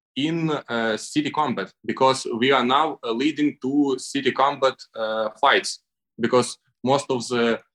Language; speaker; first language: English; non-native, learner; Ukrainian